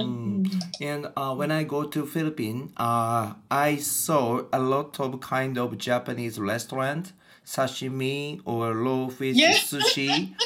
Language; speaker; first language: English; non-native, learner; Japanese